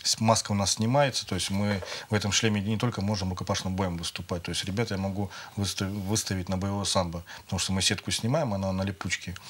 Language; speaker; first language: Russian; native; Russian